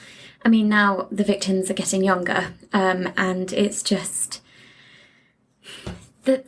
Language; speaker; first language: English; native; English